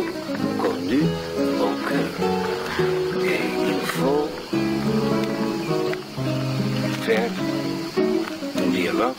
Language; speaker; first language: French; non-native, fluent; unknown